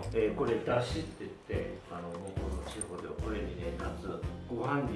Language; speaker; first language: Japanese; native; Japanese